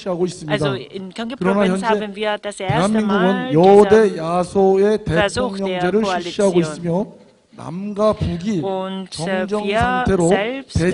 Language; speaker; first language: German; non-native, fluent; Korean